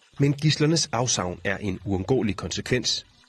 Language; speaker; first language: Danish; native; Danish